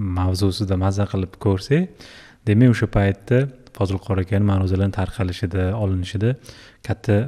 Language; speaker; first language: Uzbek; native; Uzbek